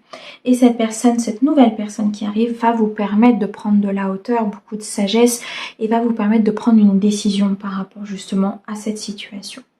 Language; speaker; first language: French; native; French